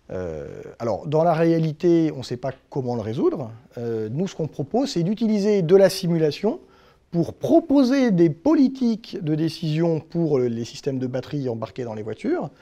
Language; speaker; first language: French; native; French